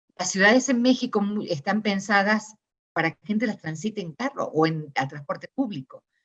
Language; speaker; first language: Spanish; native; Spanish